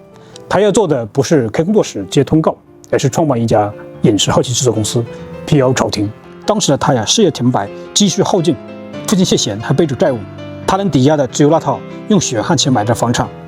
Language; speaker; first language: Chinese; native; Chinese